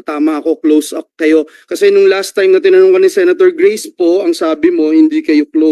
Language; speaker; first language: Filipino; native; Filipino